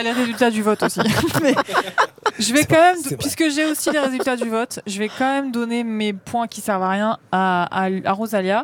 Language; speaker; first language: French; native; French